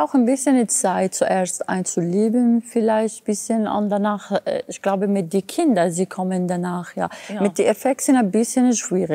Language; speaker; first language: German; non-native, learner; Arabic